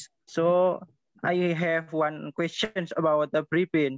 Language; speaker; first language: English; non-native, learner; Indonesian